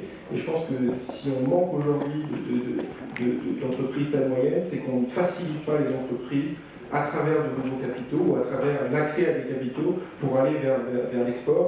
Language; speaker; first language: French; native; French